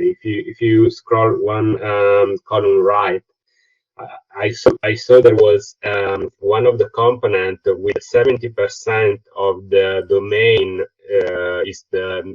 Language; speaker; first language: English; non-native, fluent; Italian